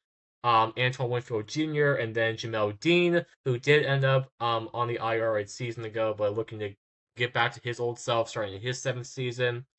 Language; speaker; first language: English; native; English